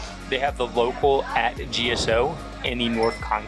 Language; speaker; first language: English; native; English